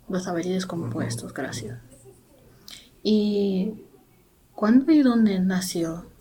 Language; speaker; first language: Spanish; non-native, learner; English